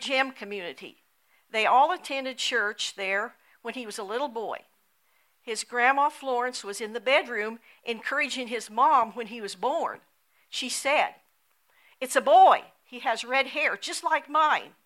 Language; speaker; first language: English; native; English